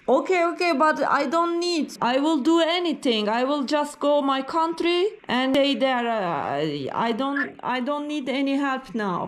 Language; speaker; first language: English; non-native, learner; Turkish